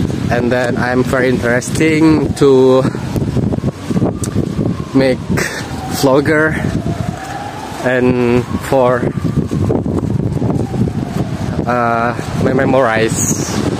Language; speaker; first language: English; non-native, learner; Indonesian